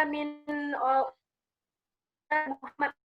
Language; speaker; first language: Arabic; non-native, fluent; Indonesian